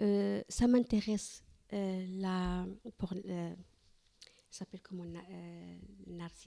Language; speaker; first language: French; non-native, learner; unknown